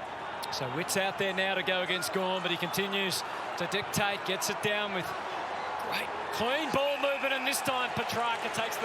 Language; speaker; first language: English; native; English